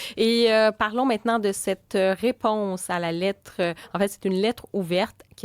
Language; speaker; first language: French; native; French